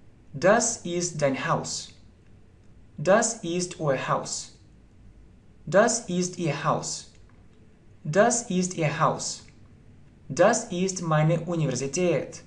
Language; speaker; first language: German; non-native, fluent; Russian